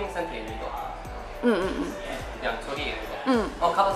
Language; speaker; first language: Korean; non-native, fluent; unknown